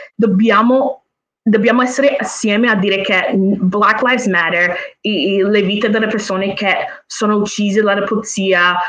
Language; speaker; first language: Italian; non-native, fluent; English